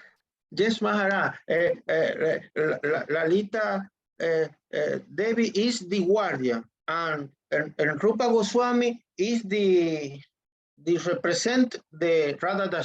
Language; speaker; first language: English; non-native, learner; Spanish